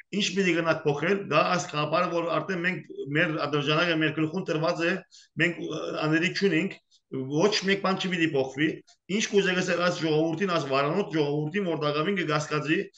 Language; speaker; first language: Armenian; early bilingual, heritage; Armenian